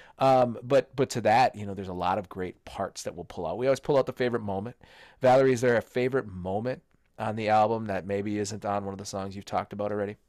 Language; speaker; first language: English; native; English